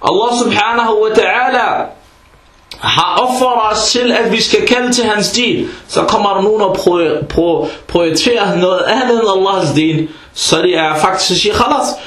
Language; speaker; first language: Danish; early bilingual, other home language; Arabic